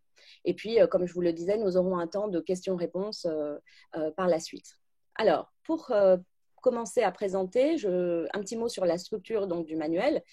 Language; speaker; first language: French; native; French